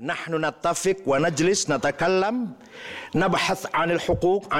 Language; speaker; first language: Arabic; non-native, fluent; Indonesian